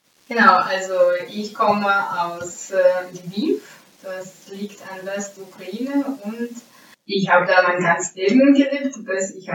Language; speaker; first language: German; non-native, fluent; Ukrainian